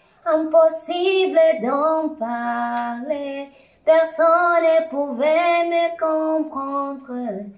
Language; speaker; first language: French; non-native, fluent; Portuguese